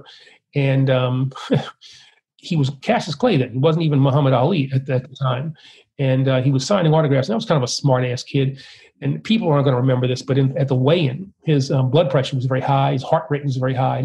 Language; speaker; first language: English; native; English